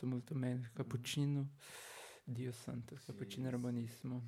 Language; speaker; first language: Italian; non-native, learner; Portuguese